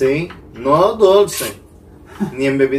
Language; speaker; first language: Portuguese; non-native, learner; Spanish